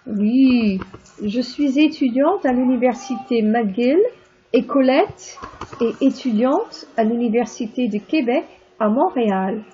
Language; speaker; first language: French; non-native, fluent; English